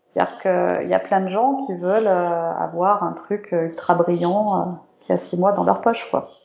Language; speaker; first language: French; native; French